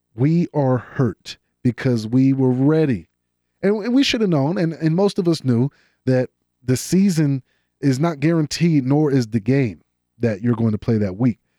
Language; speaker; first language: English; native; English